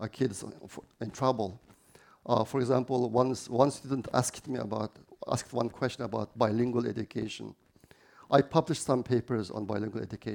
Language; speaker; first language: English; non-native, fluent; Chinese